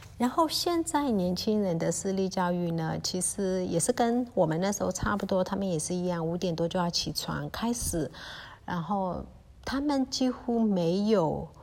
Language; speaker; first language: Chinese; early bilingual, heritage; Chinese